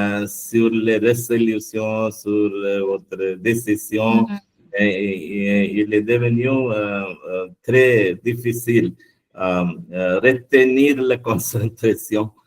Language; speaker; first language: French; non-native, learner; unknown